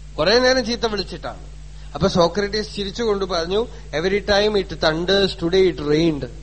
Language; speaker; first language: Malayalam; native; Malayalam